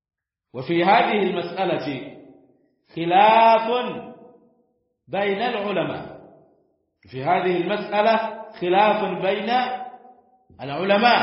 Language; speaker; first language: Arabic; non-native, fluent; Swahili